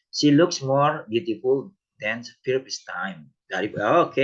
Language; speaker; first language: English; non-native, fluent; Indonesian